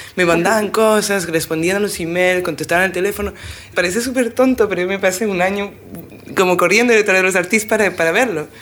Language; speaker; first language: Spanish; non-native, fluent; French